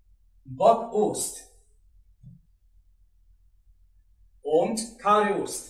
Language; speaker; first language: German; non-native, learner; Chinese